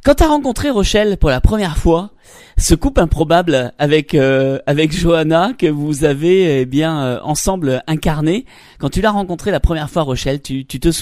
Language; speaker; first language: French; native; French